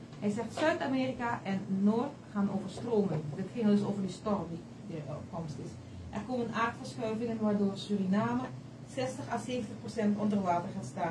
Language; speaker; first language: Dutch; native; Dutch